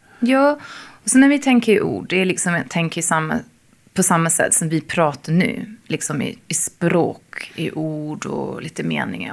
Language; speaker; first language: Swedish; non-native, fluent; English